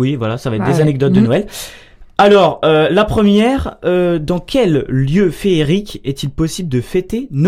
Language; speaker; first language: French; native; French